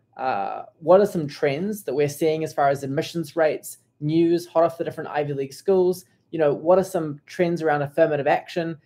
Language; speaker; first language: English; native; English